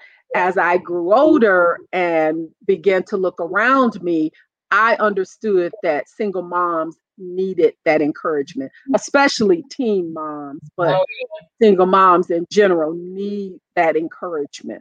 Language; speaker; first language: English; native; English